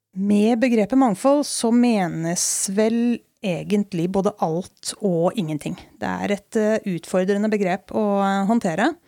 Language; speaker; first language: Norwegian; native; Norwegian